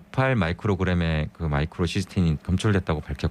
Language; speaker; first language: Korean; native; Korean